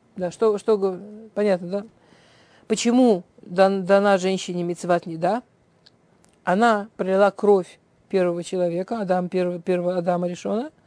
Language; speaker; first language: Russian; early bilingual, heritage; Russian